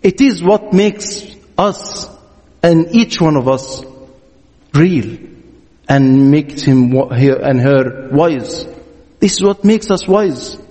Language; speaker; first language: English; non-native, fluent; Arabic